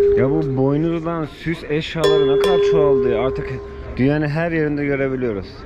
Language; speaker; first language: Turkish; native; Turkish